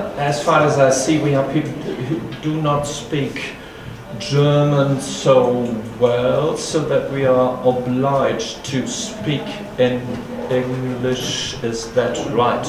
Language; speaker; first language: English; non-native, fluent; German